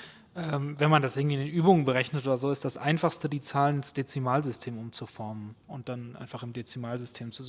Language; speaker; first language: German; native; German